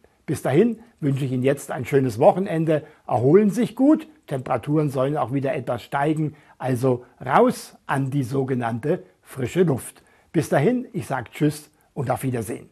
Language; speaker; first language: German; native; German